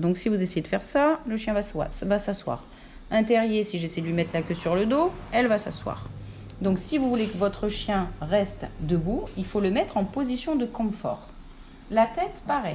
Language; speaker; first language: French; native; French